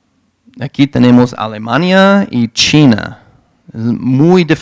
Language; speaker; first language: Spanish; non-native, fluent; English